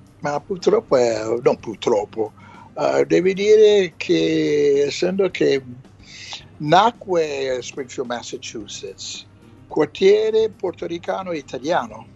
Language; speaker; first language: Italian; non-native, fluent; English